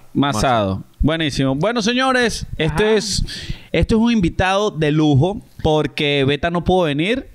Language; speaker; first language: Spanish; native; Spanish